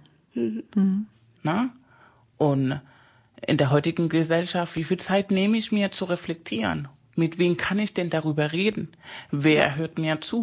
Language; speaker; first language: German; non-native, fluent; Spanish